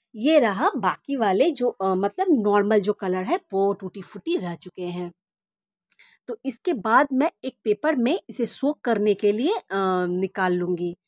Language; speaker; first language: Hindi; non-native, local second language; Bangla